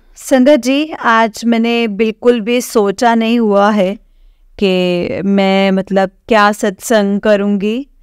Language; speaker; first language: Hindi; native; Hindi